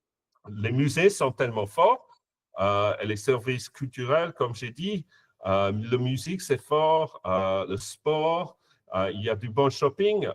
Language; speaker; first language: French; non-native, fluent; English